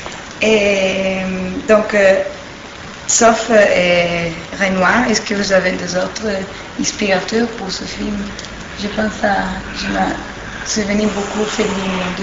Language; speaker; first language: French; non-native, fluent; Italian